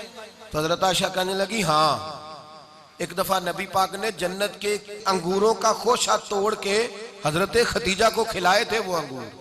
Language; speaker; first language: Hindi; non-native, local second language; Punjabi